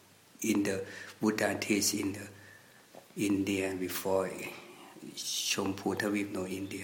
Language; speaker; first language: English; non-native, learner; Thai